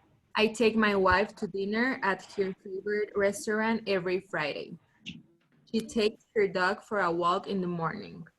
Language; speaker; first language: English; non-native, learner; Spanish